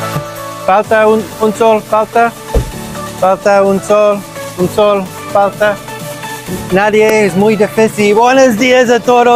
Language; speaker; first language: Spanish; non-native, learner; English